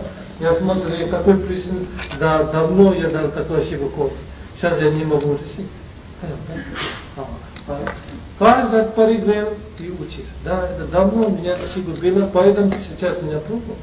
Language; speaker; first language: Russian; non-native, learner; Tibetan